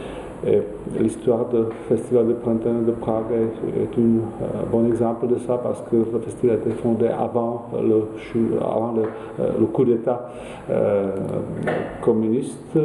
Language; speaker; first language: French; non-native, fluent; Czech